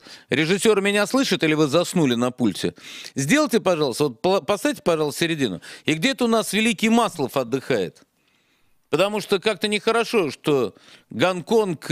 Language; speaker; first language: Russian; native; Russian